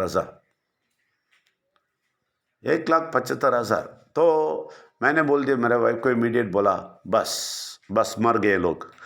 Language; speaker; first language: Hindi; non-native, local second language; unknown